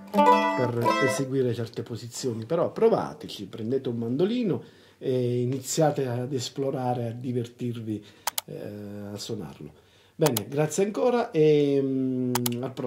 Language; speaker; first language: Italian; native; Italian